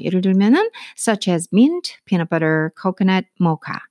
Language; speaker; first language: English; non-native, fluent; Korean